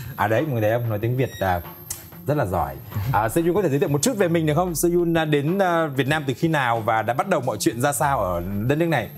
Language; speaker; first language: Vietnamese; native; Vietnamese